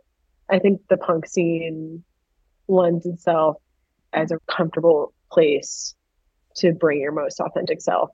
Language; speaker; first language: English; native; English